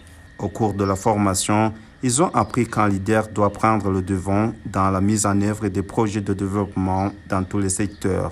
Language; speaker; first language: French; non-native, local second language; Rundi